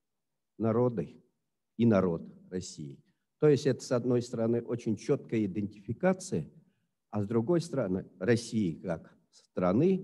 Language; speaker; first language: Russian; native; Russian